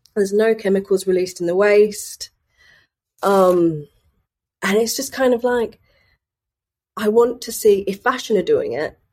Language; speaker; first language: English; native; English